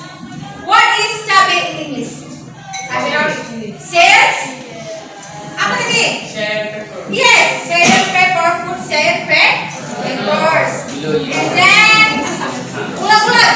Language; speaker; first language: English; non-native, learner; Indonesian